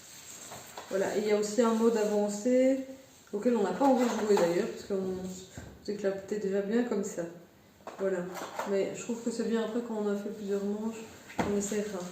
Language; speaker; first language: French; native; French